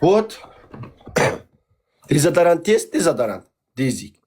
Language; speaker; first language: Russian; non-native, learner; Turkmen